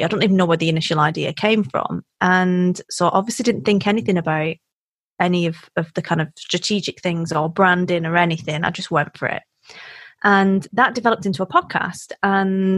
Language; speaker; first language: English; native; English